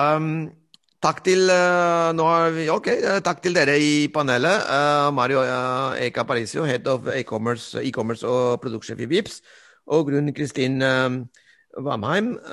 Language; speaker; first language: Norwegian; non-native, fluent; Spanish